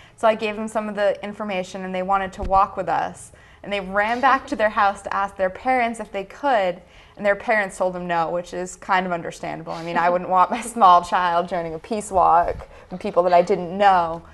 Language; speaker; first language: English; native; English